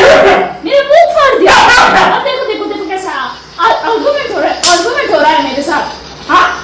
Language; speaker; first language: Hindi; non-native, local second language; Bangla